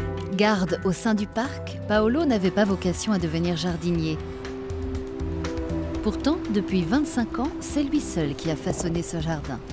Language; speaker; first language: French; native; French